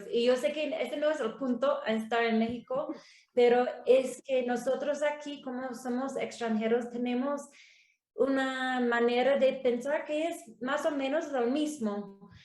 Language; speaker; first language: Spanish; non-native, learner; English